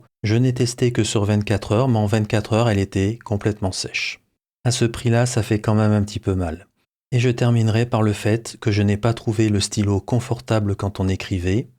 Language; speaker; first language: French; native; French